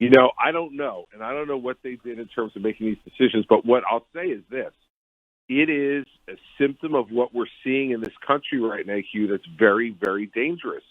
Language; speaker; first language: English; native; English